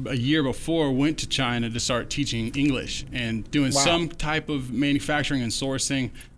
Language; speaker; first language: English; native; English